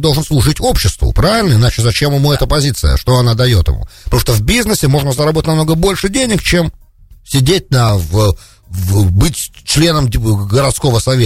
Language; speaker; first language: Russian; native; Russian